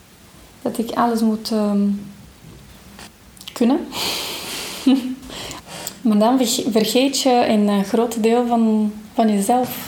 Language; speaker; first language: Dutch; non-native, fluent; Portuguese